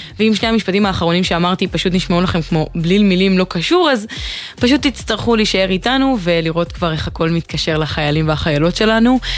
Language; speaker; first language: Hebrew; native; Hebrew